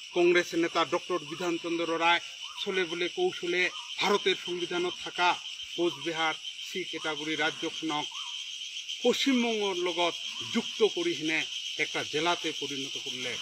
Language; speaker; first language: Bangla; non-native, local second language; Rangpuri